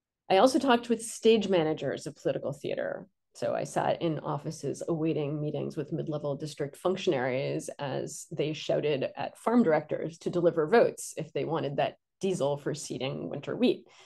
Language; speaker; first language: English; native; English